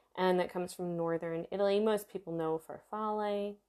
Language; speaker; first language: English; early bilingual, other home language; Italian